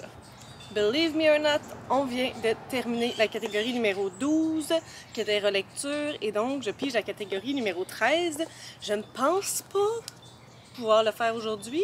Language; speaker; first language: French; native; French